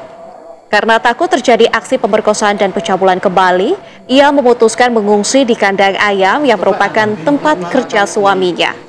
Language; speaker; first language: Indonesian; native; Indonesian